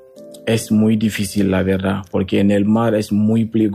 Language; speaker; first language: Spanish; non-native, learner; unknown